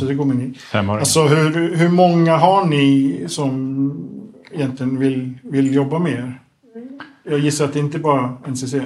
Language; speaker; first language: Swedish; native; Swedish